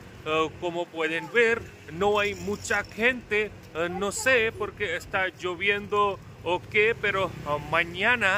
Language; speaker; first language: Spanish; non-native, fluent; Hindi